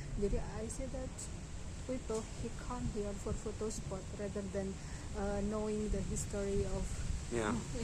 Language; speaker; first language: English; non-native, fluent; Indonesian